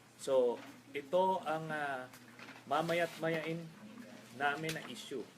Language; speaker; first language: Filipino; native; Filipino